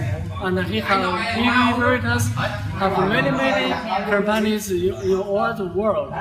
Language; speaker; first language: English; non-native, learner; Chinese